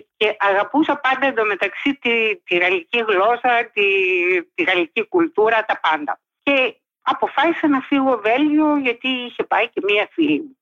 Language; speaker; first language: Greek; native; Greek